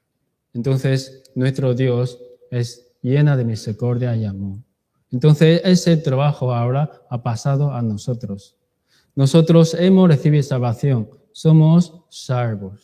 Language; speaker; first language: Spanish; non-native, learner; Chinese